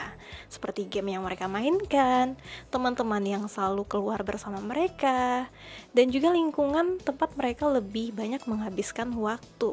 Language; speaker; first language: Indonesian; native; Indonesian